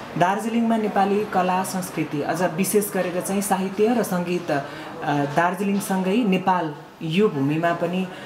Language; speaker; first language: Nepali; native; Nepali